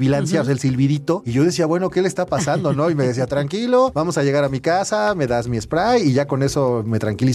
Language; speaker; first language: Spanish; native; Spanish